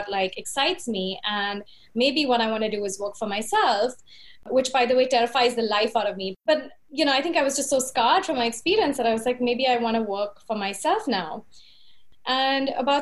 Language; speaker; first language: English; non-native, local second language; Hindi